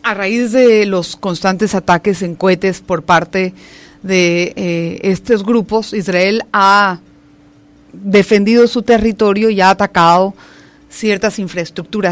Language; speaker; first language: Spanish; native; Spanish